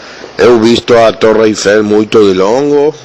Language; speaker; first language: Portuguese; non-native, learner; Spanish